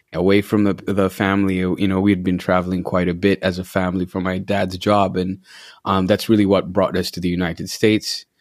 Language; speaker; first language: English; non-native, local second language; Ganda